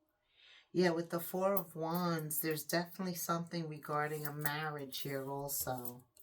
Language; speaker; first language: English; native; English